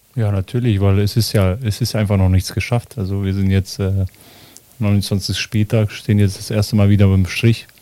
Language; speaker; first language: German; early bilingual, other home language; Bosnian